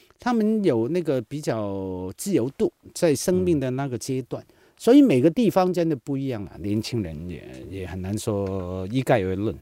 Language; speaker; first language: Chinese; non-native, local second language; Cantonese